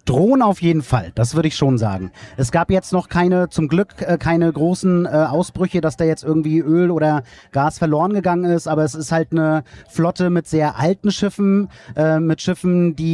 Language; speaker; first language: German; native; German